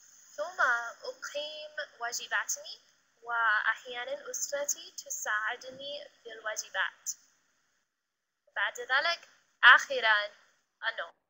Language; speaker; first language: Arabic; non-native, learner; English